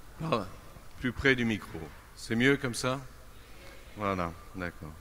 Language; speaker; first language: French; native; French